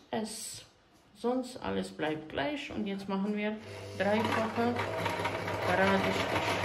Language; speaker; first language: German; non-native, fluent; Croatian